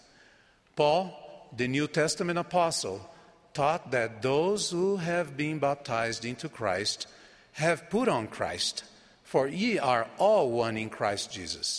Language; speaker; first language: English; non-native, fluent; Portuguese